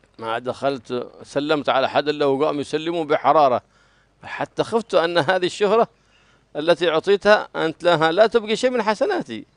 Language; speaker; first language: Arabic; native; Arabic